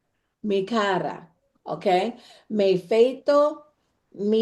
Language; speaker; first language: Spanish; non-native, fluent; English